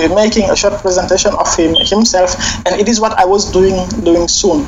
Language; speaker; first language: English; non-native, fluent; Serer